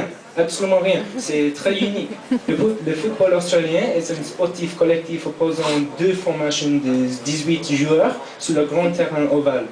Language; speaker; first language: French; non-native, fluent; English